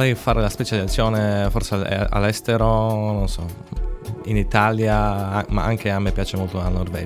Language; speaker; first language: Italian; non-native, fluent; Polish